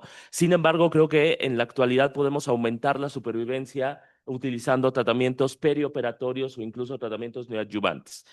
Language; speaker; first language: Spanish; native; Spanish